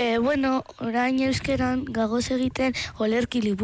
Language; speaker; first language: Basque; native; Basque